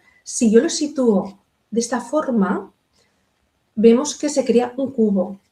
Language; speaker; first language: Spanish; native; Spanish